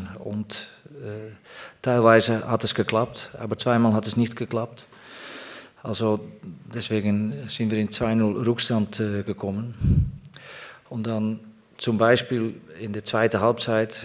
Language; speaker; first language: German; non-native, fluent; Dutch